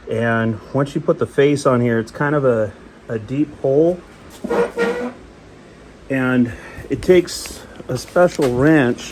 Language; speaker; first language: English; native; English